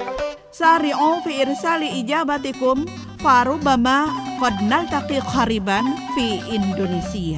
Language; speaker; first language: Arabic; non-native, fluent; Indonesian